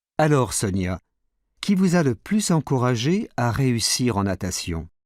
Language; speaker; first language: French; native; French